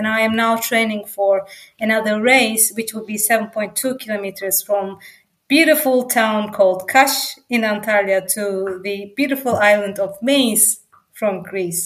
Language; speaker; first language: English; non-native, fluent; Turkish